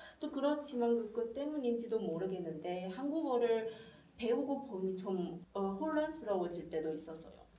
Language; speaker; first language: Korean; non-native, fluent; Chinese